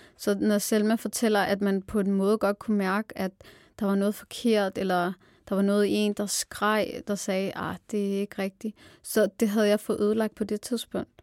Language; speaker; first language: Danish; early bilingual, other home language; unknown